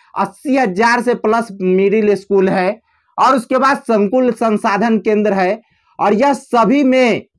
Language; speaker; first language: Hindi; native; Hindi